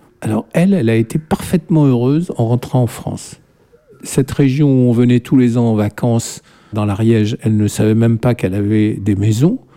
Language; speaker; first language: French; native; French